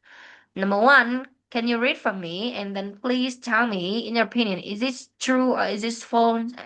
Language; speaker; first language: English; non-native, fluent; Vietnamese